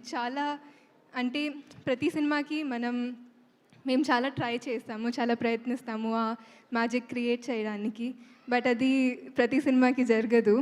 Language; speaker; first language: Telugu; non-native, fluent; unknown